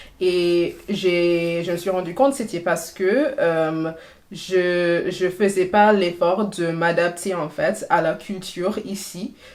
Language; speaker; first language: French; non-native, fluent; English